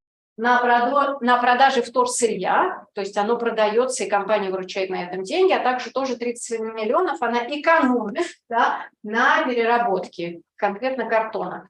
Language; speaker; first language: Russian; native; Russian